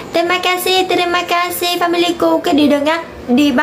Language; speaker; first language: Indonesian; non-native, learner; Vietnamese